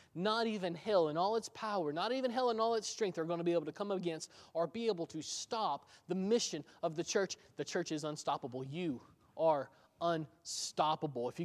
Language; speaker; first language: English; native; English